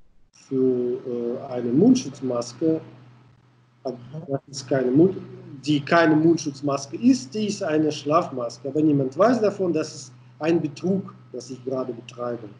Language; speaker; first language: German; non-native, fluent; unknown